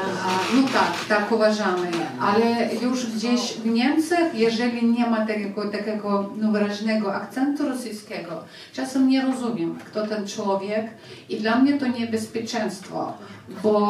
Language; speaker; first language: Polish; non-native, fluent; Ukrainian